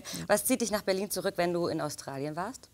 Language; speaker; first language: German; native; German